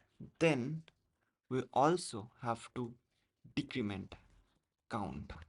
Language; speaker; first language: English; non-native, local second language; Hindi